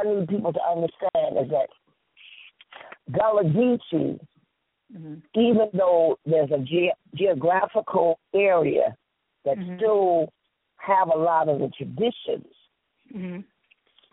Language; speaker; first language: English; native; English